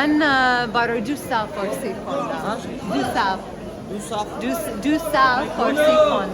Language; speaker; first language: Persian; non-native, learner; English